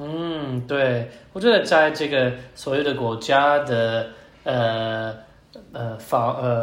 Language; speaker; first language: Chinese; non-native, learner; English